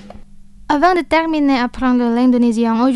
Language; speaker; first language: French; non-native, fluent; Indonesian